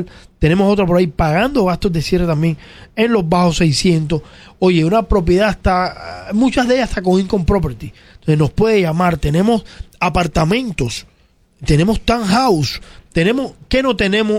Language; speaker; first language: Spanish; native; Spanish